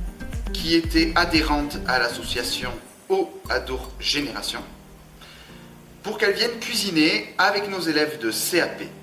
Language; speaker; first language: French; native; French